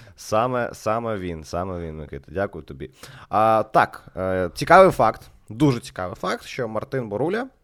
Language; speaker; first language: Ukrainian; native; Ukrainian